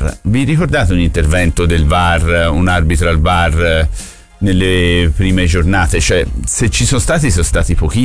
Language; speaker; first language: Italian; native; Italian